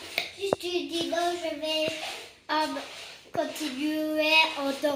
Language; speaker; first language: French; early bilingual, heritage; English